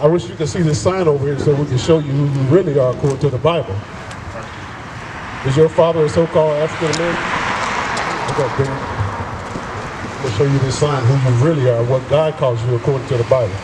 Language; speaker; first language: English; native; English